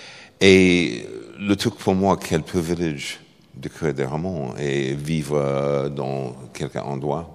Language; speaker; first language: French; non-native, fluent; English